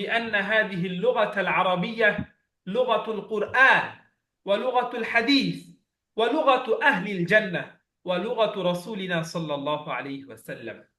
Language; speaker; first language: Arabic; non-native, fluent; Bangla